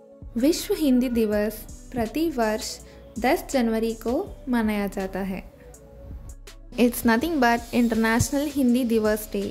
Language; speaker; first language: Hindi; non-native, local second language; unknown